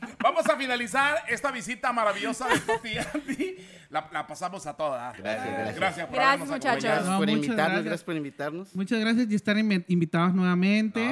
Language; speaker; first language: Spanish; native; Spanish